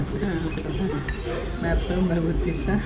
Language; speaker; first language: French; non-native, learner; Spanish